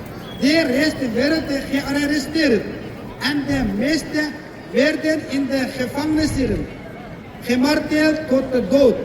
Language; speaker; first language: Dutch; non-native, local second language; Uyghur